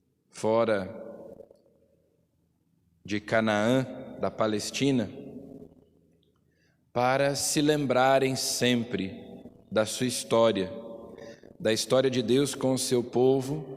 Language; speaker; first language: Portuguese; native; Portuguese